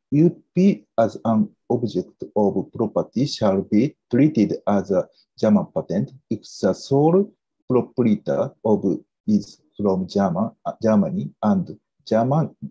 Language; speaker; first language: English; non-native, fluent; Japanese